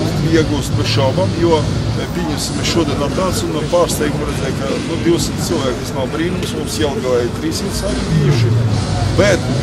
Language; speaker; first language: Latvian; native; Latvian